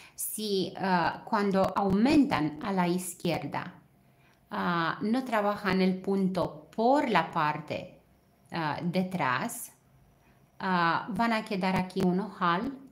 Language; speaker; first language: Spanish; non-native, fluent; Romanian